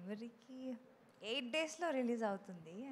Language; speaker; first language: Telugu; non-native, local second language; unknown